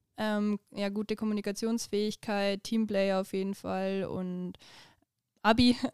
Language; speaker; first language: German; native; German